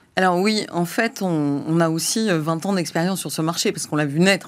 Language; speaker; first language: French; native; French